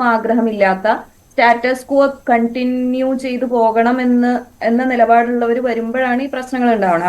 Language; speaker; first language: Malayalam; native; Malayalam